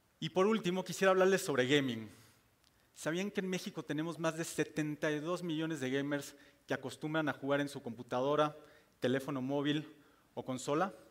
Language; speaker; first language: Spanish; native; Spanish